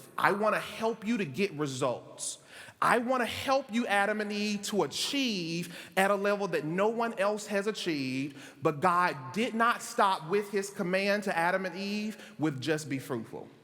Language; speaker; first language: English; native; English